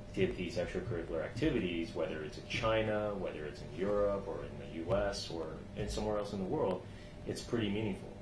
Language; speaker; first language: English; early bilingual, other home language; Chinese